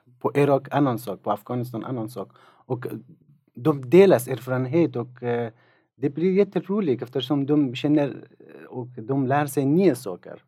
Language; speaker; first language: Swedish; non-native, learner; Persian